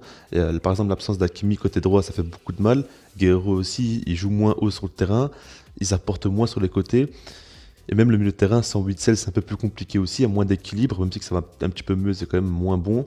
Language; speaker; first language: French; native; French